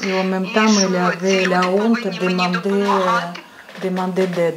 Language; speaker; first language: French; non-native, fluent; Ukrainian